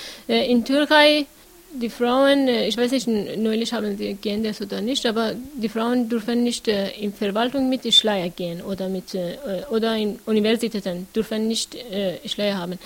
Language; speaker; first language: German; non-native, learner; Persian